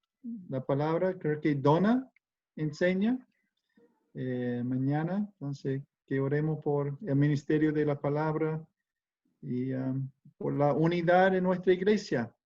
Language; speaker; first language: Spanish; non-native, fluent; English